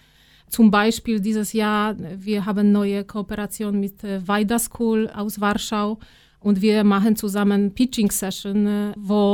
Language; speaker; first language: German; non-native, fluent; Polish